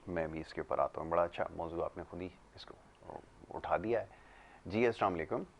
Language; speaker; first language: Urdu; native; Urdu